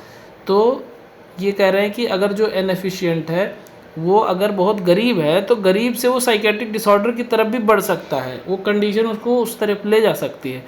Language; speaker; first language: Hindi; native; Hindi